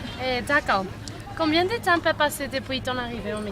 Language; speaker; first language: French; non-native, learner; Spanish